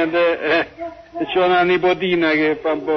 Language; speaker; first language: Italian; native; Italian